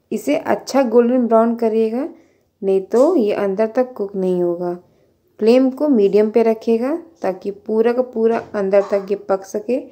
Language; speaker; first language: Hindi; native; Hindi